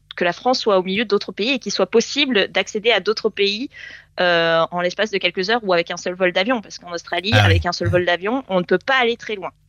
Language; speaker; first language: French; native; French